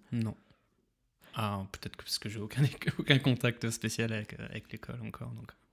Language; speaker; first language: French; native; French